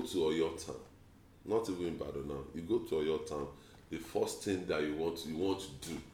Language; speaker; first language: English; non-native, local second language; Yoruba